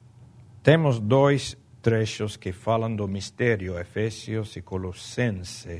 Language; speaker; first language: Portuguese; non-native, fluent; Spanish